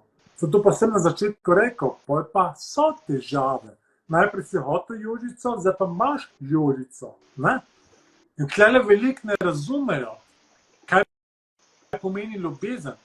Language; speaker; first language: Slovenian; early bilingual, heritage; Slovenian